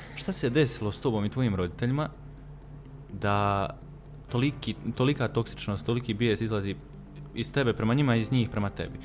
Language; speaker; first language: Bosnian; native; Bosnian